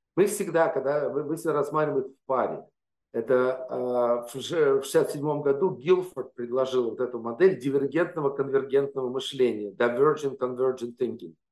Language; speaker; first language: Russian; native; Russian